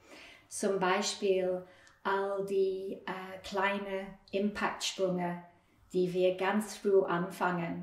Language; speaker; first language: German; non-native, fluent; English